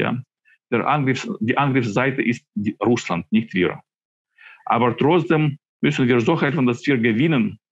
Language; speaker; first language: German; non-native, fluent; Ukrainian